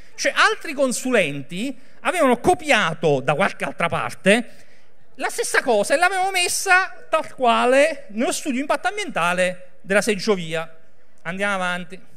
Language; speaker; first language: Italian; native; Italian